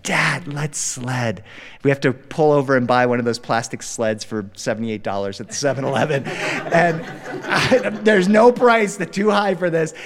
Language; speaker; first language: English; early bilingual, other home language; Spanish